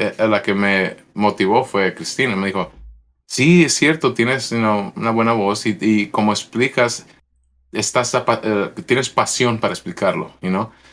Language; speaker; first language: Spanish; early bilingual, heritage; Spanish